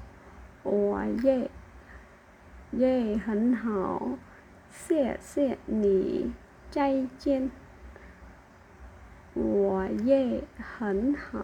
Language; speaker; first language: Chinese; non-native, fluent; Khmer